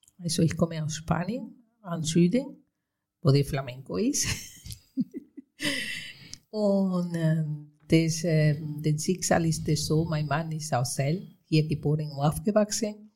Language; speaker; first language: German; non-native, fluent; Spanish